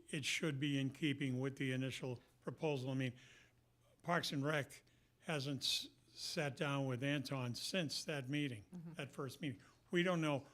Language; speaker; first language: English; native; English